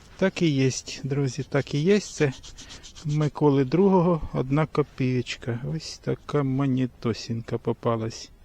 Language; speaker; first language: Ukrainian; native; Ukrainian